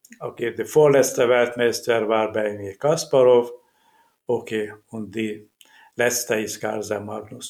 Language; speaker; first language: German; non-native, learner; Hungarian